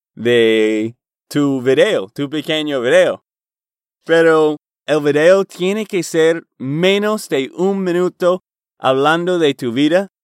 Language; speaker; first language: Spanish; non-native, learner; English